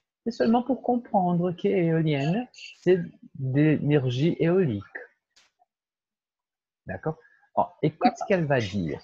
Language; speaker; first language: French; non-native, fluent; Portuguese